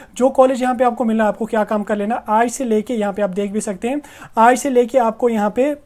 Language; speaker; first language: Hindi; non-native, local second language; Kashmiri